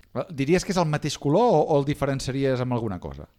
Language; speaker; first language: Catalan; native; Catalan